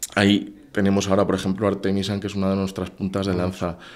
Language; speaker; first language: Spanish; native; Spanish